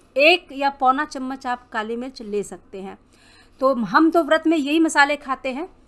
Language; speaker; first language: Hindi; native; Hindi